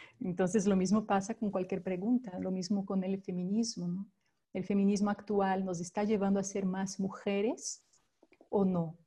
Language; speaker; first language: Spanish; non-native, fluent; Portuguese